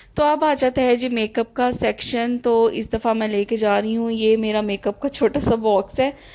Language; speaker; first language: Urdu; native; Urdu